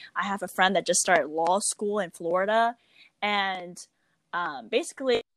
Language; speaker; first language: English; native; English